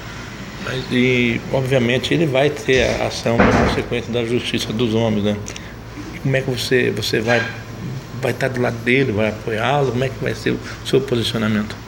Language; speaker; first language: Portuguese; native; Portuguese